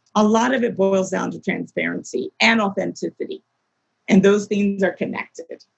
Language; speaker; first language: English; native; English